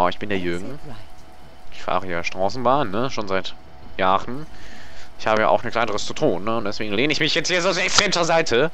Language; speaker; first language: German; native; German